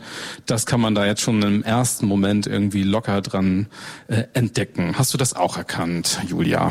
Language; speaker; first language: German; native; German